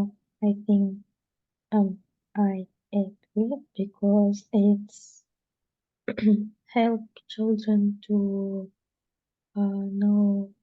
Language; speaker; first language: English; non-native, learner; Russian